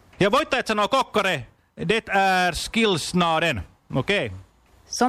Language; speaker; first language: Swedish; non-native, learner; Finnish